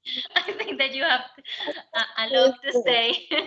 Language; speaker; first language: English; non-native, learner; Spanish